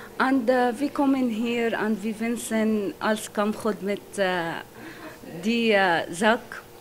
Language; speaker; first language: Dutch; non-native, learner; Arabic